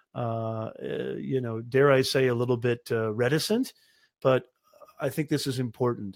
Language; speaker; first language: English; native; English